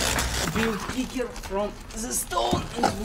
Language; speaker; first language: English; non-native, learner; Russian